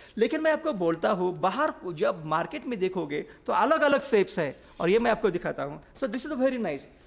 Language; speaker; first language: Hindi; non-native, local second language; Marathi